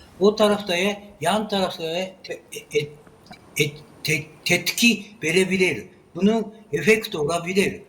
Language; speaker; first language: Turkish; non-native, learner; Japanese